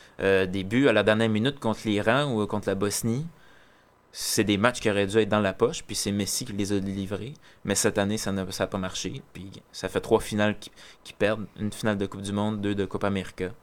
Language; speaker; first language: French; native; French